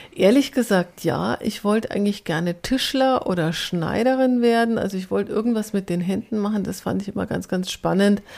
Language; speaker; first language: German; native; German